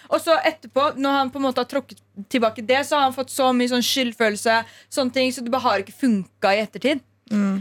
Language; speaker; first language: Norwegian; early bilingual, other home language; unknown